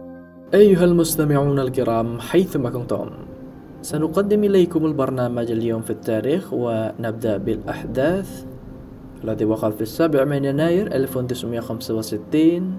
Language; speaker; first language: Arabic; non-native, fluent; Indonesian